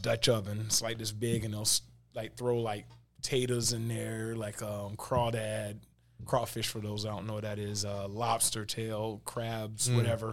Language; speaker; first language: English; native; English